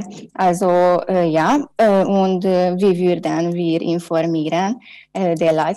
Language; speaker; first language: German; non-native, learner; Hungarian